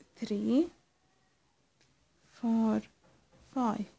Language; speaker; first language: English; non-native, learner; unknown